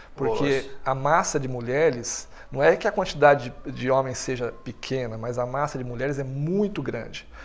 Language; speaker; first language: Portuguese; native; Portuguese